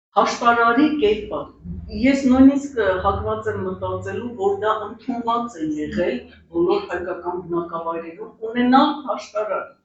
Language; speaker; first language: Armenian; native; Armenian